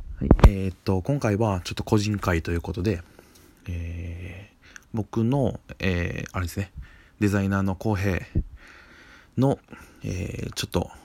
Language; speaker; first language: Japanese; native; Japanese